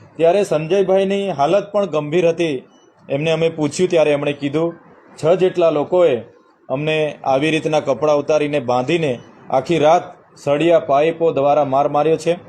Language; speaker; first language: Gujarati; non-native, local second language; Vasavi